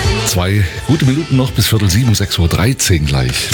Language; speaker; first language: German; native; German